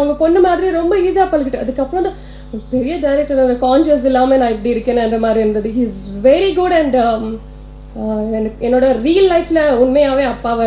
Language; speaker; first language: Tamil; non-native, local second language; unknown